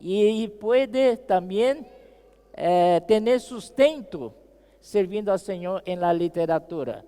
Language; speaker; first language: Spanish; non-native, fluent; Portuguese